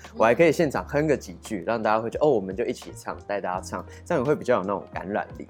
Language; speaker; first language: Chinese; native; Chinese